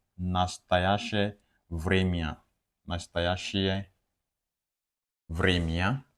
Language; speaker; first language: Russian; non-native, fluent; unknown